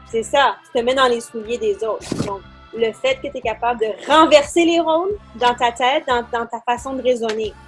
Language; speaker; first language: French; native; French